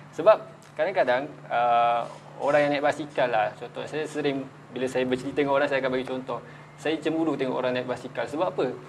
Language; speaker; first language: Malay; native; Malay